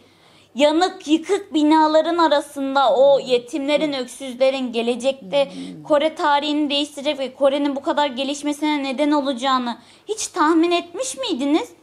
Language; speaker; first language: Turkish; native; Turkish